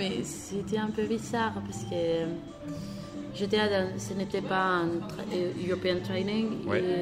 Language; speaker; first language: French; non-native, learner; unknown